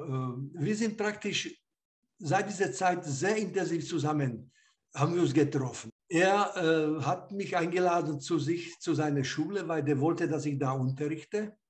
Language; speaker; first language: German; non-native, fluent; Slovak